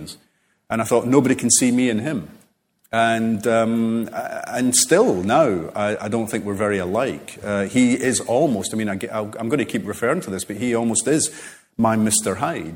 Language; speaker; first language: English; native; English